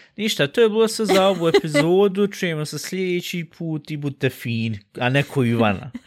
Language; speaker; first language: Bosnian; early bilingual, heritage; Bosnian